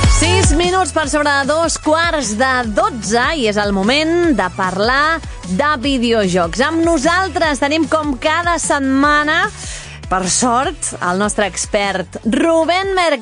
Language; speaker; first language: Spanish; non-native, local second language; Catalan